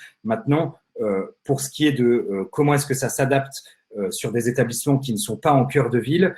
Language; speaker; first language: French; native; French